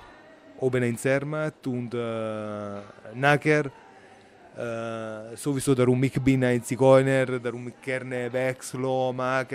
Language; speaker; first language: German; non-native, learner; Italian